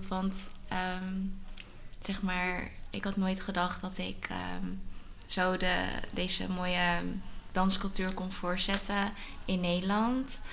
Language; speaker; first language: Dutch; early bilingual, other home language; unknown